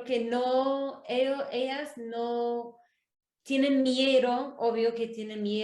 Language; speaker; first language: Spanish; non-native, learner; English